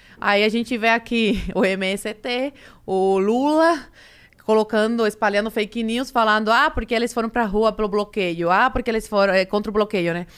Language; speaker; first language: Portuguese; early bilingual, other home language; Spanish